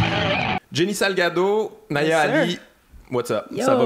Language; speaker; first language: French; native; French